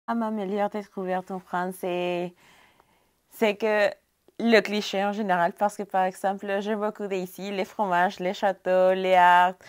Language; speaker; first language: French; non-native, fluent; Spanish